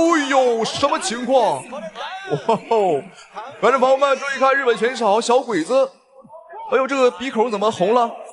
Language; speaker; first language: Chinese; native; Chinese